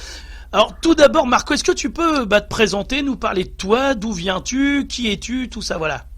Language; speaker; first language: French; native; French